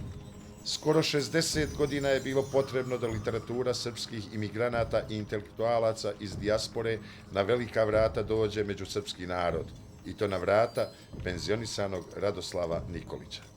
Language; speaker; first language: Bosnian; native; Bosnian